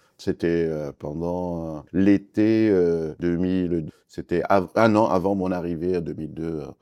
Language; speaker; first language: French; non-native, fluent; Kurdish